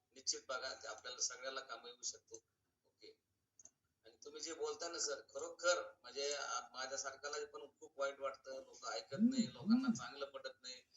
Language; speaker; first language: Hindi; non-native, local second language; Marathi